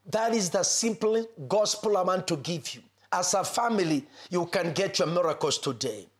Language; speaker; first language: English; non-native, local second language; Swahili